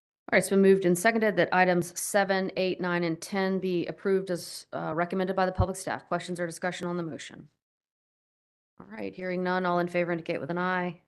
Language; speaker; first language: English; native; English